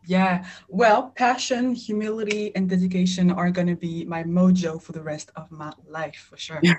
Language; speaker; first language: English; non-native, fluent; French